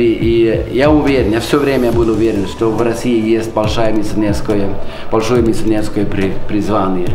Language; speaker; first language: Russian; non-native, fluent; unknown